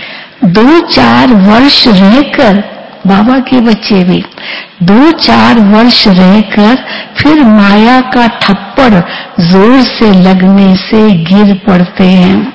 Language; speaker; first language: Hindi; native; Hindi